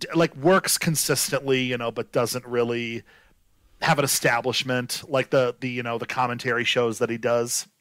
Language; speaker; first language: English; native; English